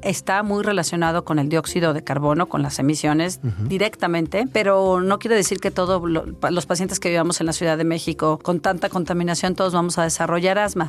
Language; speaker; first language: Spanish; native; Spanish